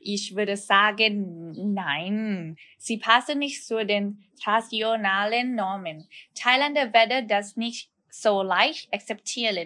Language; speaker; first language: German; non-native, learner; Thai